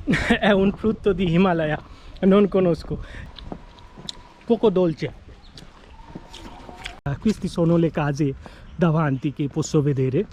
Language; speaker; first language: Italian; non-native, fluent; Bangla